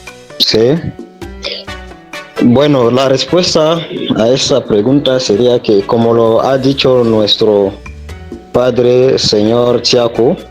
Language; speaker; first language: Spanish; non-native, fluent; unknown